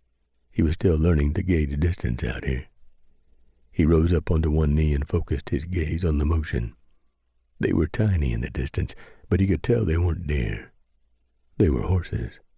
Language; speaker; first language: English; native; English